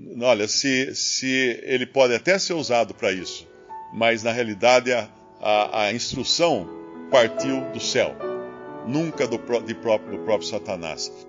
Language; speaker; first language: Portuguese; native; Portuguese